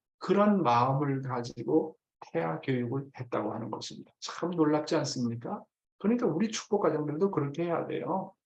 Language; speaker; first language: Korean; native; Korean